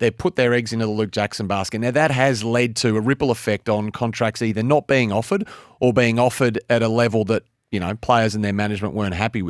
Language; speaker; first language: English; native; English